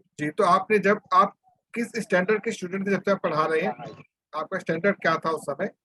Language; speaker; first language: Hindi; native; Hindi